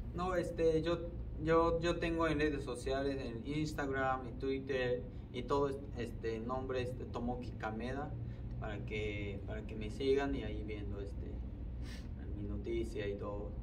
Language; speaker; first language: Spanish; non-native, fluent; Japanese